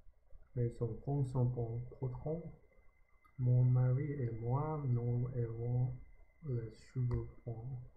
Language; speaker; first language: French; non-native, learner; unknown